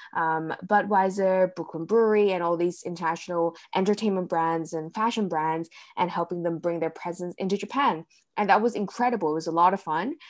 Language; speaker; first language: English; early bilingual, other home language; Cantonese